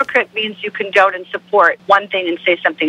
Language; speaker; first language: English; native; English